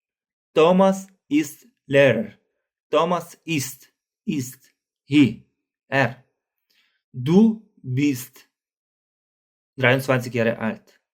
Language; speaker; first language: German; non-native, fluent; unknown